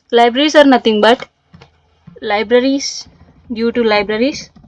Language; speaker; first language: English; non-native, local second language; Telugu